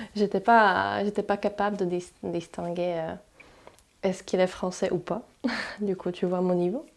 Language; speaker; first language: French; non-native, fluent; Czech